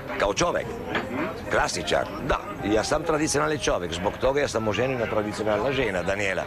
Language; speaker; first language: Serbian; non-native, learner; Italian